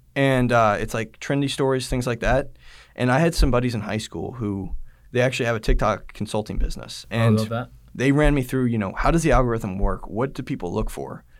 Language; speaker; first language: English; native; English